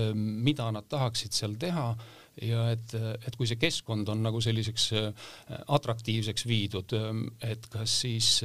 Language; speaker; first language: Estonian; native; Estonian